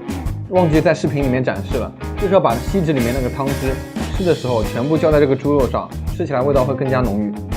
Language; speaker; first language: Chinese; native; Chinese